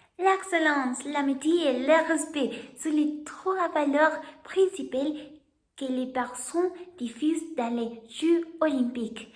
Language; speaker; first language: French; non-native, learner; Spanish